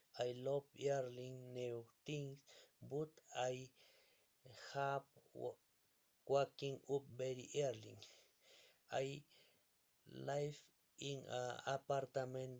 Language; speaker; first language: English; non-native, learner; Spanish